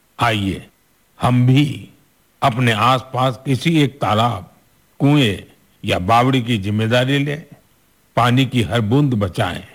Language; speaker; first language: Hindi; non-native, local second language; Gujarati